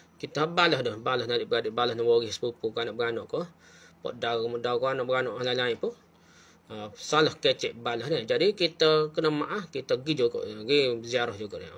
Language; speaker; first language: Malay; native; Malay